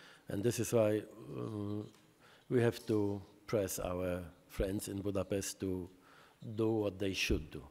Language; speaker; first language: English; non-native, fluent; Polish